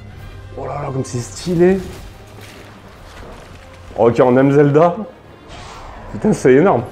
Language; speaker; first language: French; native; French